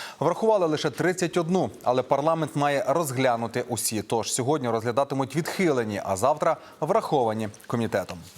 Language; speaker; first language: Ukrainian; native; Ukrainian